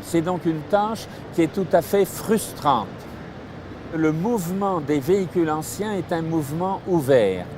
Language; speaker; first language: French; native; French